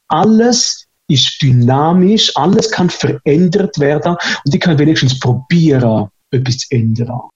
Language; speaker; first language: German; early bilingual, other home language; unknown